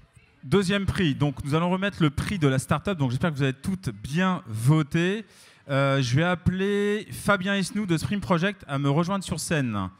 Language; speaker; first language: French; native; French